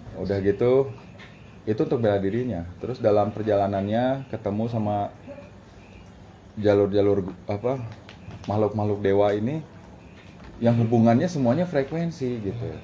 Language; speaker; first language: Indonesian; native; Indonesian